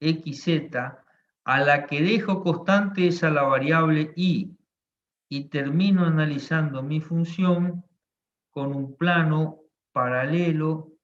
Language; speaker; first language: Spanish; native; Spanish